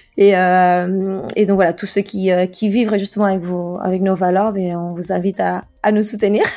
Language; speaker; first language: French; non-native, fluent; Spanish